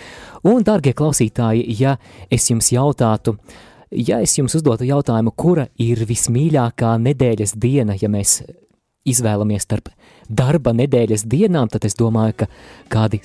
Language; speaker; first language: Latvian; native; Latvian